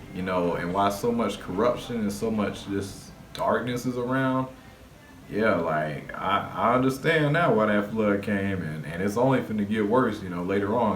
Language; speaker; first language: English; native; English